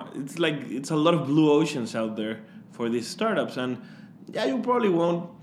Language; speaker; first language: English; non-native, fluent; Spanish